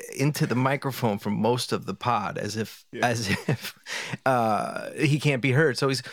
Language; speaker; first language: English; native; English